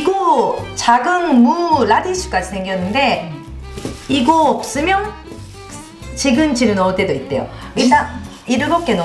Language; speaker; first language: Korean; non-native, fluent; Japanese